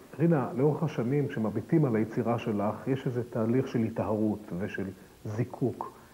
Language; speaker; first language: Hebrew; native; Hebrew